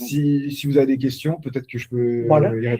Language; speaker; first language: French; native; French